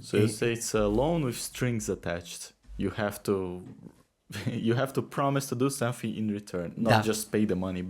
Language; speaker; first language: English; non-native, fluent; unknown